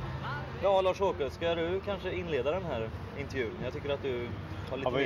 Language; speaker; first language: Swedish; native; Swedish